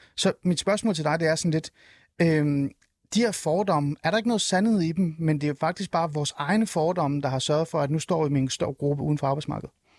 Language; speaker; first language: Danish; early bilingual, other home language; Somali